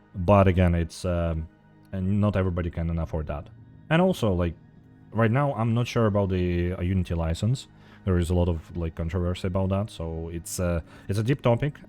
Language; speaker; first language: English; non-native, fluent; Belarusian